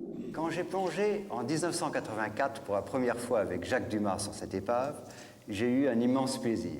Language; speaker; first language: French; native; French